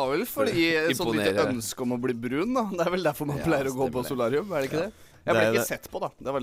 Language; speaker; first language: Norwegian; native; Norwegian